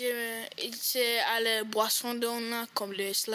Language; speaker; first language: French; non-native, learner; English